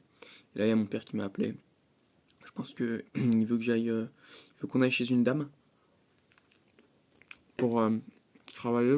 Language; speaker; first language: French; native; French